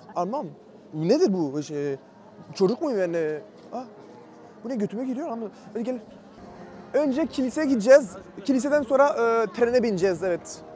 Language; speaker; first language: Turkish; early bilingual, heritage; Turkish